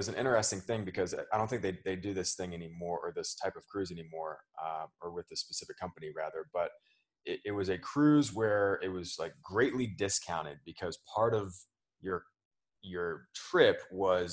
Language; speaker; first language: English; native; English